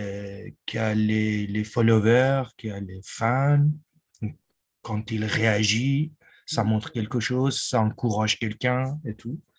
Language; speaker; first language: French; non-native, fluent; Persian